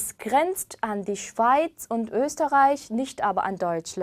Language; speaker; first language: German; non-native, fluent; Korean